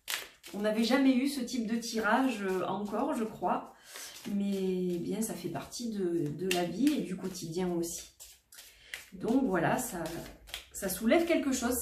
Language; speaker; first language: French; native; French